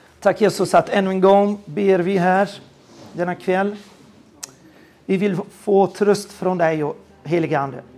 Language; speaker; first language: Swedish; non-native, fluent; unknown